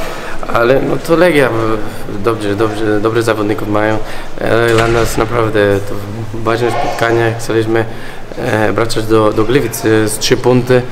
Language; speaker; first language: Polish; non-native, learner; Spanish